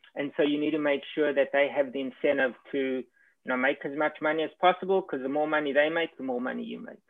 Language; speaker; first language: English; native; English